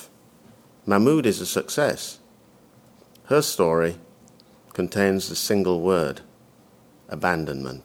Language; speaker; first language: English; native; English